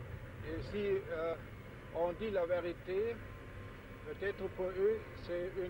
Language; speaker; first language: French; non-native, fluent; German